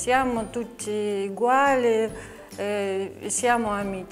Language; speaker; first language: Italian; non-native, learner; Russian